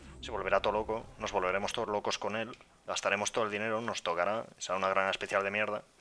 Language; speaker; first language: Spanish; native; Spanish